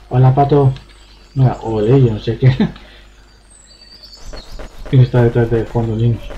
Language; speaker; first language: Spanish; native; Spanish